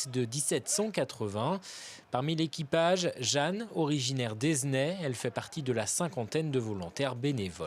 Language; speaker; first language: French; native; French